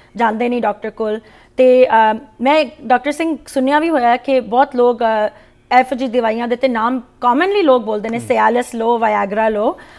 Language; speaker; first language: Punjabi; early bilingual, heritage; Punjabi